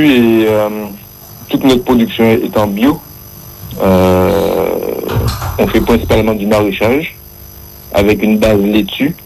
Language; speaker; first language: French; native; French